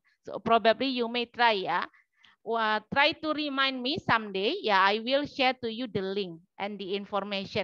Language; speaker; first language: English; non-native, learner; Indonesian